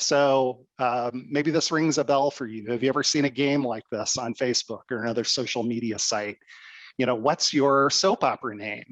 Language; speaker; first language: English; native; English